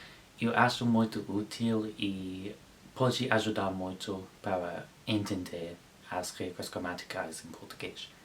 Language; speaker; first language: Portuguese; non-native, learner; English